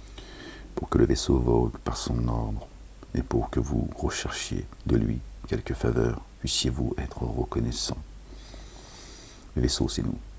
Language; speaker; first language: French; native; French